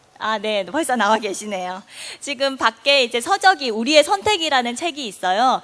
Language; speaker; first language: Korean; native; Korean